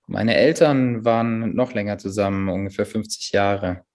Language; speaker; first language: German; native; German